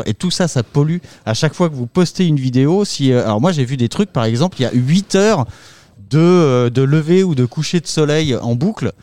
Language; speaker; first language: French; native; French